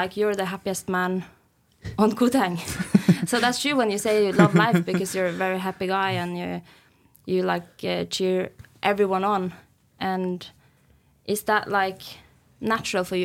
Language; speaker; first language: English; non-native, fluent; Norwegian